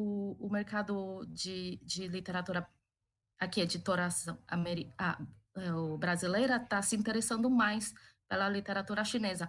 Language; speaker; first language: Portuguese; early bilingual, other home language; Chinese